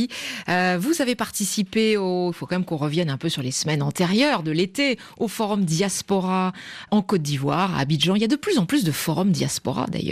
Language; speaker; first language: French; native; French